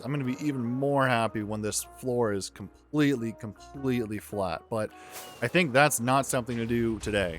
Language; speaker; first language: English; native; English